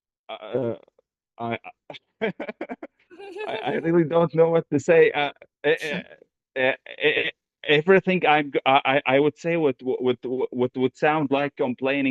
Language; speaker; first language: English; non-native, fluent; Arabic